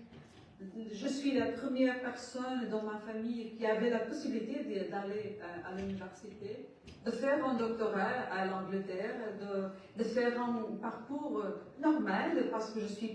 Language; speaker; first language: French; non-native, learner; Portuguese